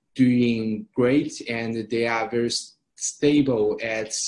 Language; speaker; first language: English; non-native, fluent; Chinese